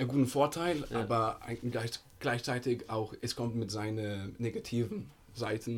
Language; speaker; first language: German; non-native, fluent; Italian